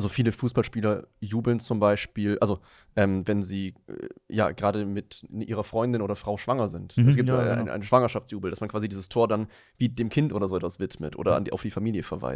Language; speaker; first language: German; native; German